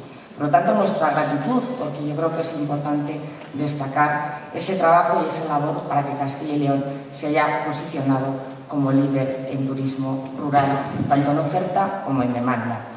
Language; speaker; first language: Spanish; native; Spanish